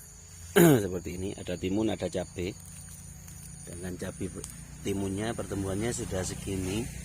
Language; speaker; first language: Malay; non-native, local second language; Javanese